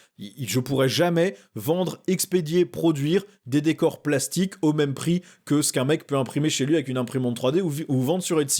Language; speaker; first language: French; native; French